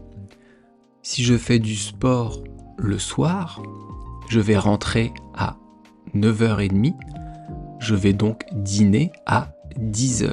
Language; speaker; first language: French; native; French